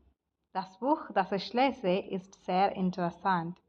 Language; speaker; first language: German; non-native, learner; Malayalam